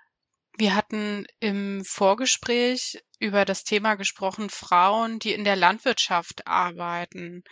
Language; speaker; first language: German; native; German